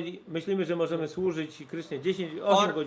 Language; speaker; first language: Polish; native; Polish